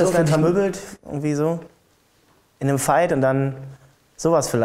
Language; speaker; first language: German; native; German